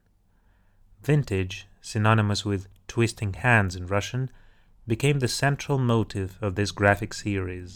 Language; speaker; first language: English; non-native, fluent; Russian